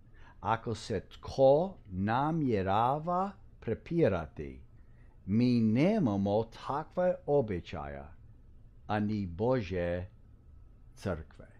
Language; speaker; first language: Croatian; early bilingual, heritage; English